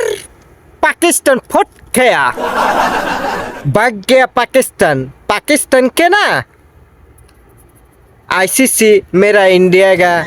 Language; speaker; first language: Hindi; non-native, learner; Bangla